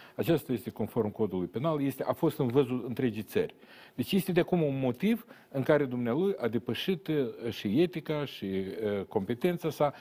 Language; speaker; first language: Romanian; native; Romanian